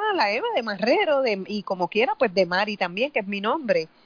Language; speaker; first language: Spanish; native; Spanish